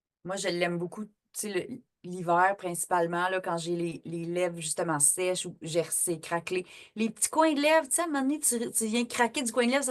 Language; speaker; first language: French; native; French